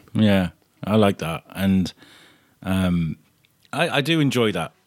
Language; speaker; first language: English; native; English